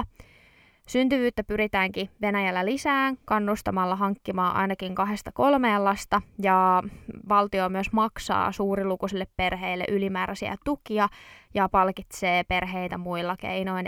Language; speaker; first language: Finnish; native; Finnish